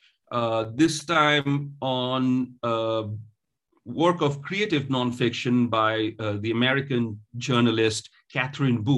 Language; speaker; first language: English; non-native, local second language; Bangla